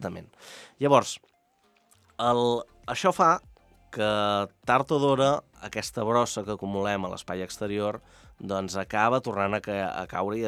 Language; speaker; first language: Catalan; native; Catalan